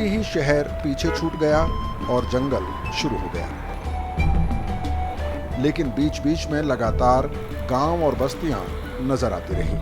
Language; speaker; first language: Hindi; native; Hindi